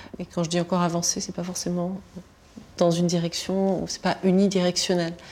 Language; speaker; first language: French; native; French